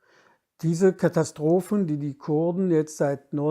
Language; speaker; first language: German; non-native, fluent; Kurdish